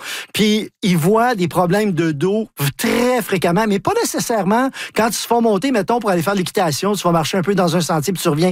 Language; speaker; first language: French; native; French